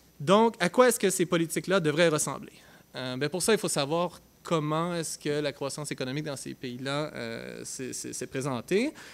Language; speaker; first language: French; native; French